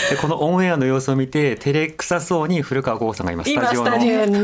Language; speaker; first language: Japanese; native; Japanese